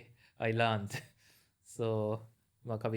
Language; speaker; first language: English; non-native, learner; Japanese